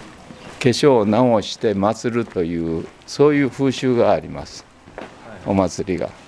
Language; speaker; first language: Japanese; native; Japanese